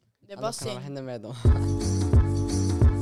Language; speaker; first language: Swedish; early bilingual, other home language; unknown